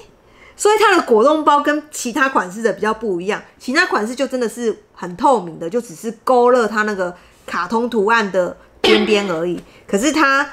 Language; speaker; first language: Chinese; native; Chinese